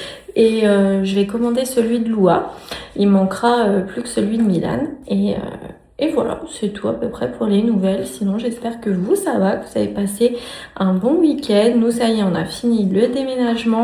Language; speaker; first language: French; native; French